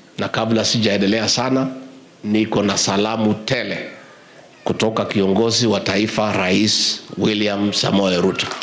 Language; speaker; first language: Swahili; non-native, local second language; Kikuyu